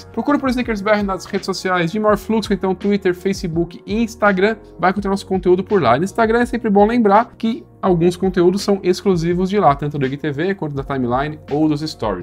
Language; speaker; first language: Portuguese; native; Portuguese